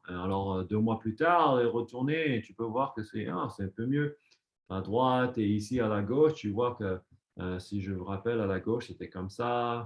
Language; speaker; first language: French; non-native, fluent; English